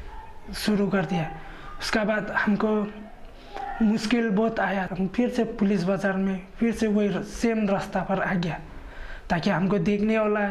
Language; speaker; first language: Hindi; non-native, local second language; Khasi